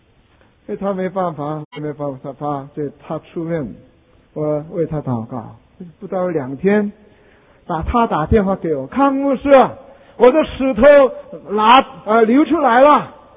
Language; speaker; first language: Chinese; non-native, fluent; Korean